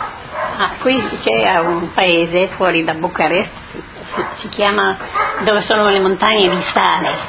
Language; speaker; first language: Italian; early bilingual, other home language; Friulian